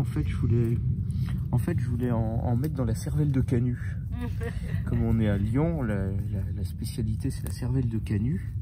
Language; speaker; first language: French; native; French